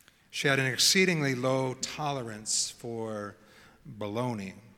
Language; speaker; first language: English; native; English